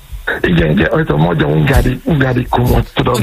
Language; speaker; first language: Hungarian; non-native, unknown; Yoruba